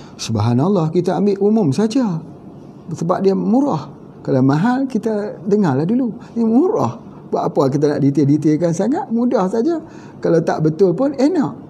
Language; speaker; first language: Malay; native; Malay